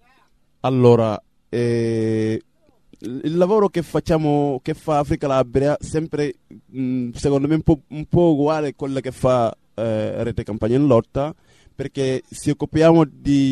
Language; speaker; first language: Italian; non-native, fluent; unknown